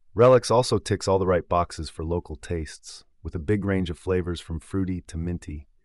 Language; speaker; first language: English; native; English